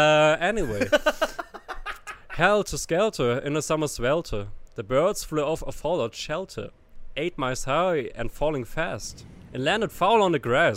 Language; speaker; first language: English; non-native, fluent; German